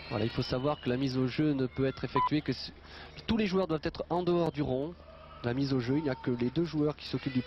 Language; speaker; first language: French; native; French